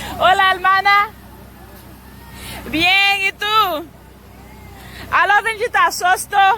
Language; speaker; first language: Spanish; non-native, learner; Haitian Creole